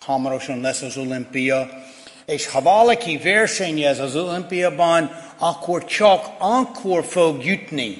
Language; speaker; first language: Hungarian; non-native, fluent; English